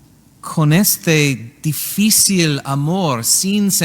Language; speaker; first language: Spanish; non-native, learner; English